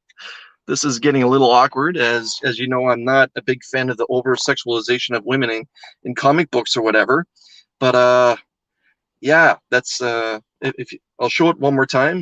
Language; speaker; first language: English; native; English